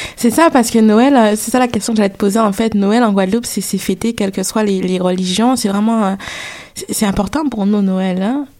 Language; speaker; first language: French; native; French